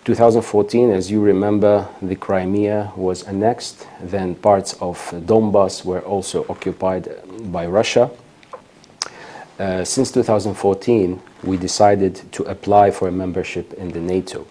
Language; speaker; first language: English; non-native, fluent; Ukrainian